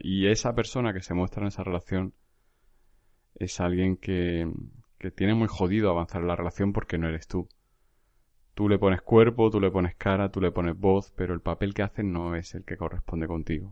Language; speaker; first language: Spanish; native; Spanish